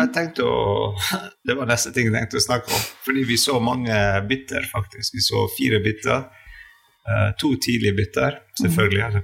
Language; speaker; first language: Norwegian; non-native, fluent; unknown